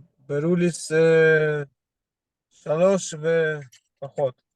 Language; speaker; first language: Hebrew; non-native, learner; Russian